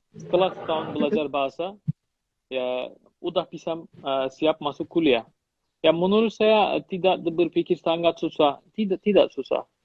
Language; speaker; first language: Indonesian; non-native, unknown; Turkish